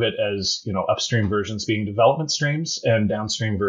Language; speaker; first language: English; native; English